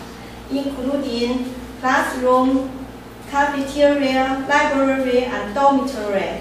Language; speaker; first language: English; non-native, learner; Chinese